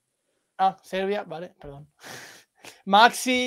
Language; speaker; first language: Spanish; native; Spanish